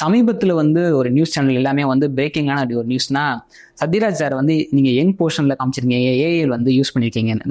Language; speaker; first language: Tamil; native; Tamil